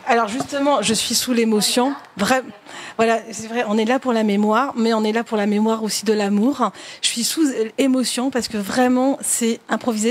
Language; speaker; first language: French; native; French